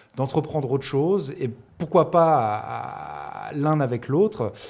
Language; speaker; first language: French; native; French